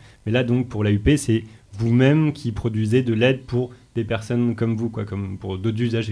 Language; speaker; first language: French; native; French